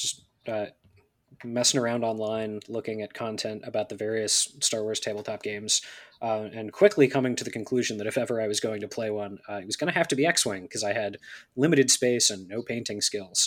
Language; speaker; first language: English; native; English